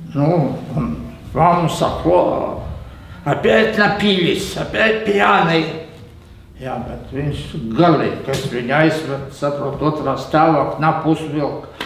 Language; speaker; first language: Latvian; non-native, local second language; Russian